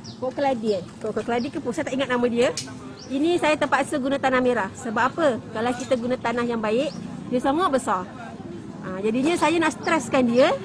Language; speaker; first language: Malay; native; Malay